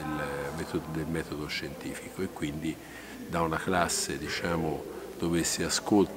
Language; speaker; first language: Italian; native; Italian